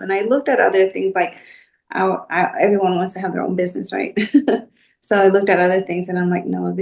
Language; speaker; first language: English; native; English